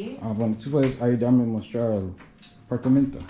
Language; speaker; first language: Spanish; non-native, learner; English